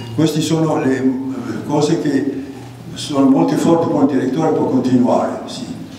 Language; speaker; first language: Italian; non-native, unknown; Greek